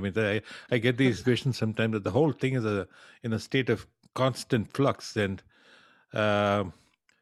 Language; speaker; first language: English; non-native, local second language; Tamil